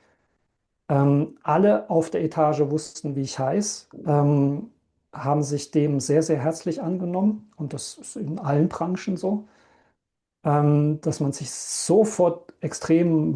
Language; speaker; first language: German; native; German